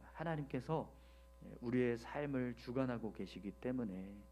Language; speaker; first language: Korean; native; Korean